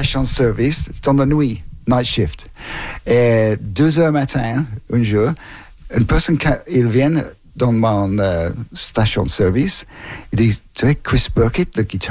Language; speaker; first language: French; non-native, learner; English